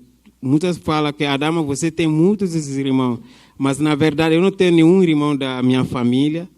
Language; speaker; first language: Portuguese; non-native, fluent; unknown